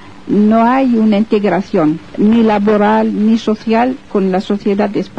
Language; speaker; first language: Spanish; non-native, fluent; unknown